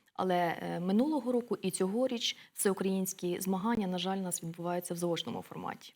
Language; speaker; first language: Ukrainian; native; Ukrainian